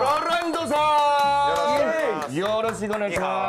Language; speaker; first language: Japanese; non-native, learner; Chinese